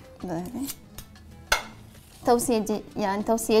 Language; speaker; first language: Turkish; non-native, learner; Arabic